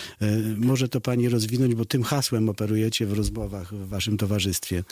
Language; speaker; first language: Polish; native; Polish